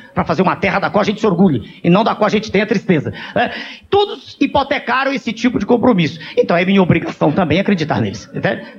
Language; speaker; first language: Portuguese; native; Portuguese